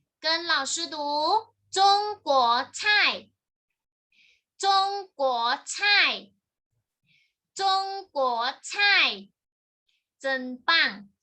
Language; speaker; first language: Chinese; non-native, fluent; Thai